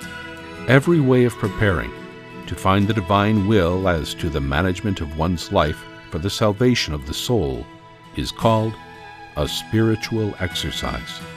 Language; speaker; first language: English; native; English